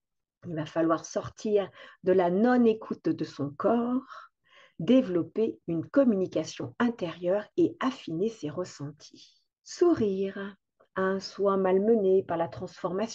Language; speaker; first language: French; native; French